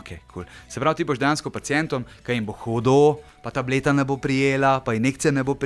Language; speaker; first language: Slovenian; native; Slovenian